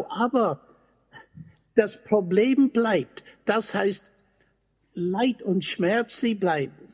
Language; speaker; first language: German; non-native, fluent; English